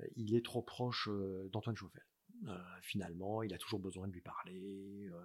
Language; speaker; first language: French; native; French